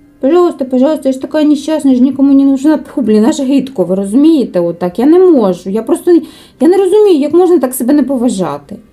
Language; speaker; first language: Ukrainian; non-native, local second language; Russian